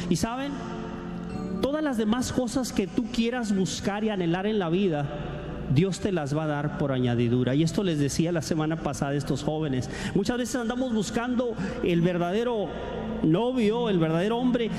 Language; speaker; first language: Spanish; native; Spanish